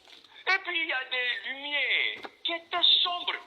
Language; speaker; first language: French; non-native, fluent; Korean